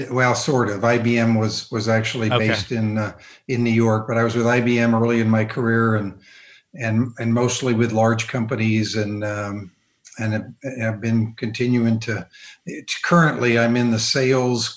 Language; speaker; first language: English; native; English